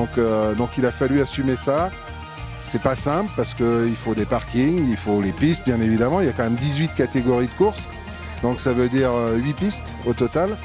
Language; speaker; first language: French; native; French